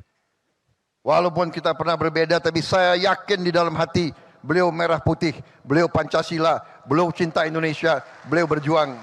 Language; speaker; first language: Indonesian; native; Indonesian